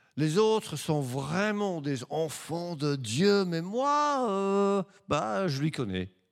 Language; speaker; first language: French; non-native, fluent; English